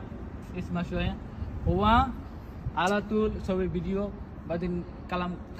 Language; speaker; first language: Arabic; non-native, learner; Bangla